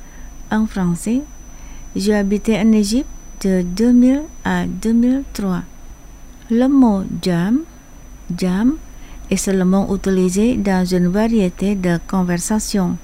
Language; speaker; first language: French; non-native, fluent; Indonesian